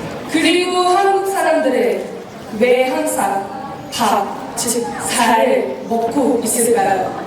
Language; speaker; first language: Korean; non-native, fluent; French